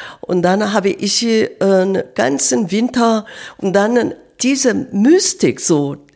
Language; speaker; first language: German; non-native, learner; Korean